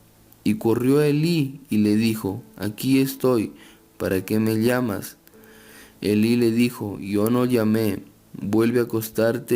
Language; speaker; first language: Spanish; native; Spanish